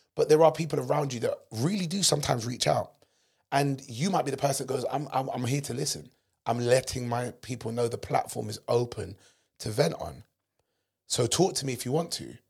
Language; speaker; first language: English; native; English